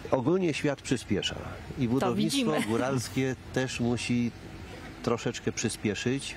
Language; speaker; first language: Polish; native; Polish